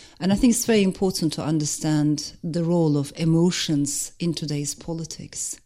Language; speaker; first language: English; non-native, fluent; Turkish